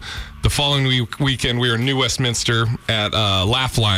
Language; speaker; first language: English; native; English